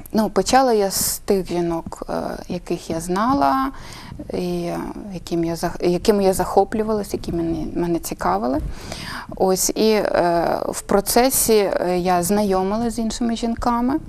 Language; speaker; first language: Ukrainian; native; Ukrainian